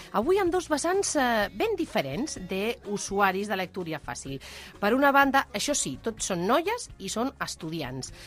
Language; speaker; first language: Catalan; native; Catalan